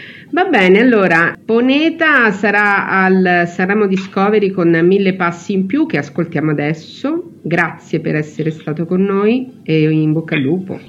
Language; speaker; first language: Italian; native; Italian